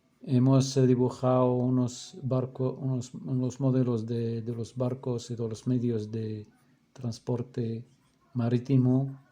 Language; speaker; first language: Spanish; non-native, fluent; Arabic